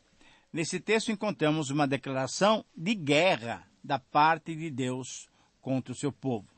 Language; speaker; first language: Portuguese; native; Portuguese